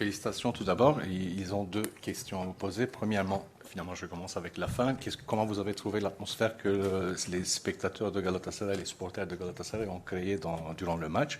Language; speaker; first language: French; non-native, fluent; Turkish